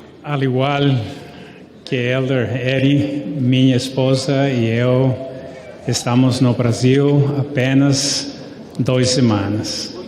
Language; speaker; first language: Portuguese; non-native, learner; Spanish